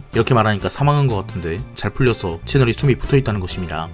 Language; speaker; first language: Korean; native; Korean